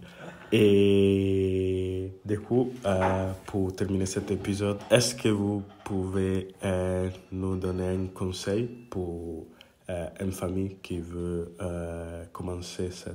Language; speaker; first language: French; non-native, learner; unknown